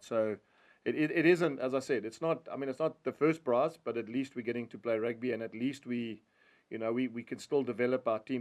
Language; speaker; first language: English; native; English